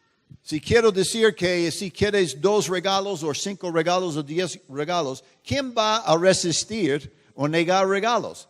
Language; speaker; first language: Spanish; non-native, fluent; English